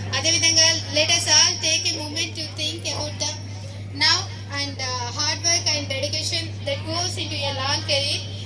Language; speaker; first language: English; non-native, local second language; Telugu